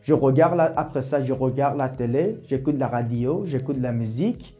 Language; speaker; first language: French; non-native, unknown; Persian